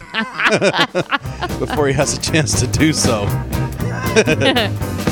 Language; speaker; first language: English; native; English